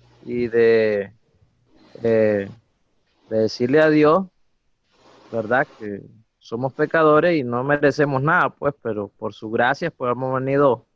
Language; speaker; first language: Spanish; native; Spanish